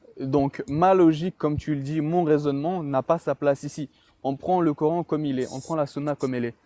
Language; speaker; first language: French; early bilingual, other home language; Chechen